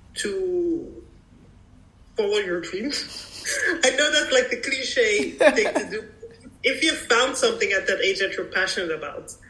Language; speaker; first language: English; early bilingual, heritage; English